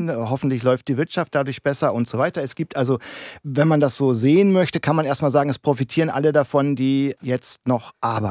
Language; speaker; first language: German; native; German